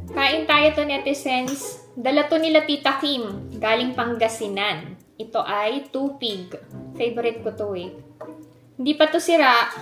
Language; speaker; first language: Filipino; native; Filipino